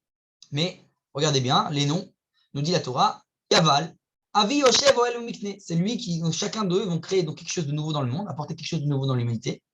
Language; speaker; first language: French; native; French